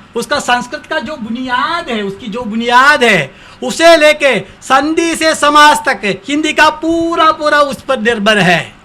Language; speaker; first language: Hindi; non-native, local second language; Tamil